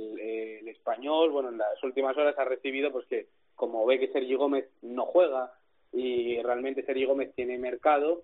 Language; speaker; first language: Spanish; native; Spanish